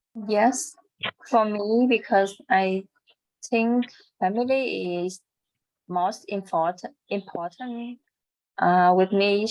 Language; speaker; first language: English; non-native, learner; Vietnamese